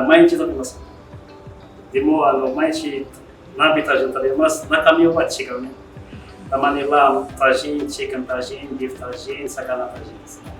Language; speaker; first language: Japanese; non-native, learner; Arabic